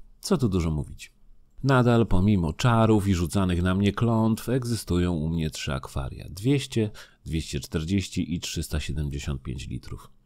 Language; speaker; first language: Polish; native; Polish